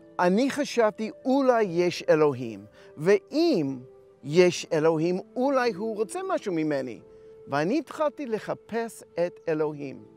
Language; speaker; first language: Hebrew; non-native, fluent; English